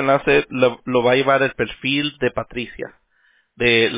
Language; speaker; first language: Spanish; early bilingual, heritage; Spanish